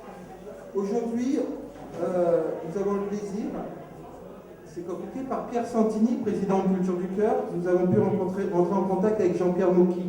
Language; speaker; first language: French; native; French